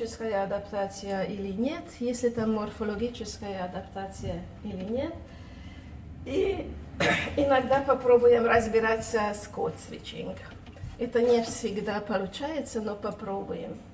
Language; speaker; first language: Russian; non-native, fluent; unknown